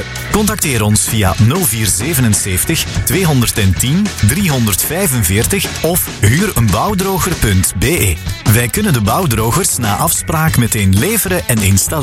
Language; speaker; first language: Dutch; native; Dutch